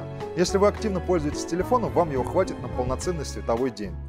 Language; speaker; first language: Russian; native; Russian